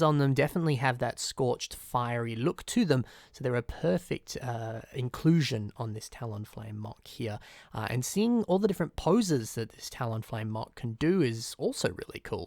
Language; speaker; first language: English; native; English